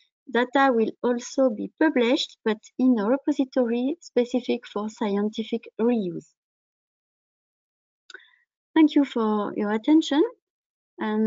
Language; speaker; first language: English; non-native, fluent; French